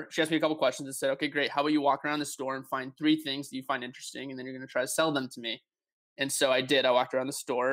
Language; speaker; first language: English; native; English